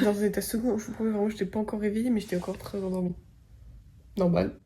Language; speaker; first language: French; native; French